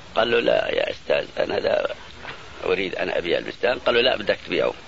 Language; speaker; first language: Arabic; native; Arabic